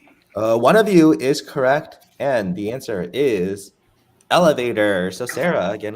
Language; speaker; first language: English; native; English